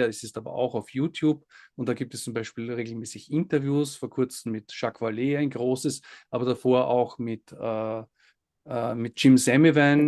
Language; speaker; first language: German; native; German